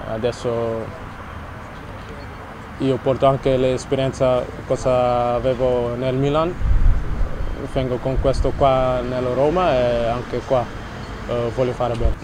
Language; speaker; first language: Italian; non-native, learner; Dutch